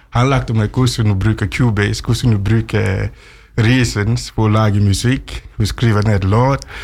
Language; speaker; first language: Norwegian; non-native, fluent; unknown